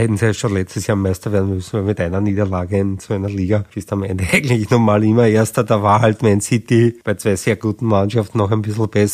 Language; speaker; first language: German; native; German